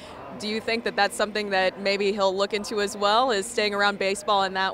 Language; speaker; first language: English; native; English